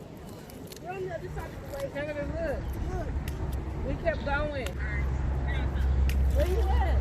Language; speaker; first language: English; native; English